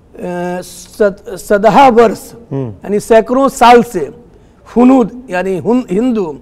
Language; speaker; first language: Hindi; native; Hindi